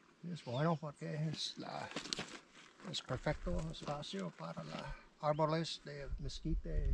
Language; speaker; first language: Spanish; non-native, learner; English